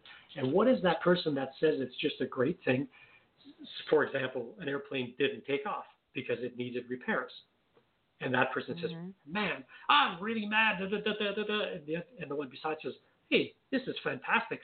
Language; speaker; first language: English; non-native, fluent; French